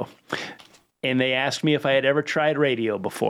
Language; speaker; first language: English; native; English